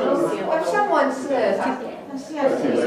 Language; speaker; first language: Spanish; non-native, fluent; English